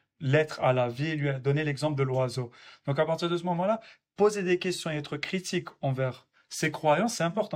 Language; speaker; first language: French; non-native, local second language; Arabic